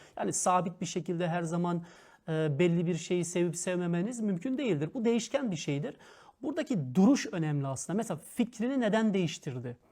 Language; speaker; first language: Turkish; early bilingual, heritage; Turkish